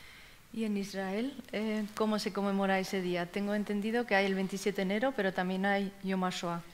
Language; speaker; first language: Spanish; native; Spanish